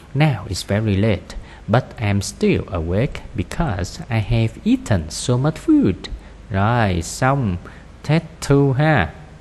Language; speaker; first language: English; non-native, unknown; Vietnamese